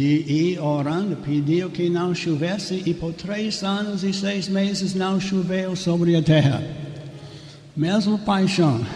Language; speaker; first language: Portuguese; non-native, fluent; English